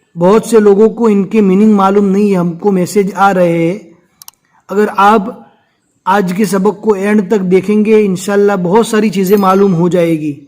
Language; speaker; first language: Urdu; non-native, local second language; Gujarati